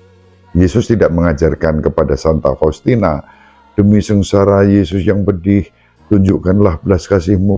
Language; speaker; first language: Indonesian; native; Indonesian